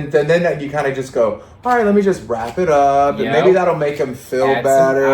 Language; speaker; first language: English; native; English